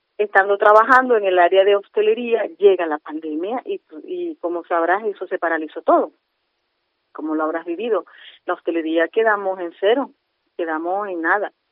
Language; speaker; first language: Spanish; native; Spanish